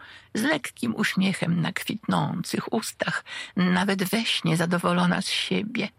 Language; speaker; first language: Polish; native; Polish